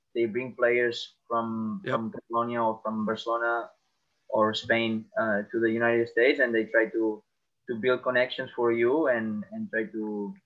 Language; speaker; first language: English; non-native, fluent; Catalan